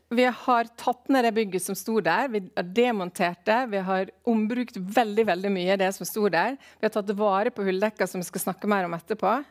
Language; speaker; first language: Norwegian; native; Norwegian